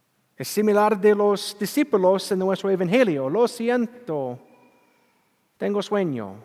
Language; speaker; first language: Spanish; non-native, learner; English